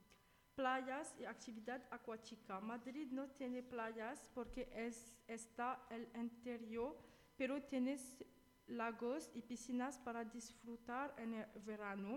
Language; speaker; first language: Spanish; non-native, learner; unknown